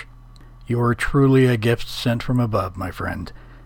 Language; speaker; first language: English; native; English